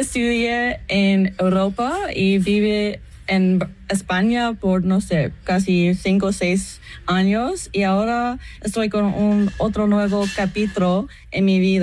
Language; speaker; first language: Spanish; non-native, fluent; English